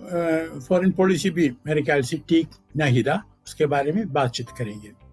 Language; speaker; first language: Hindi; non-native, fluent; Malayalam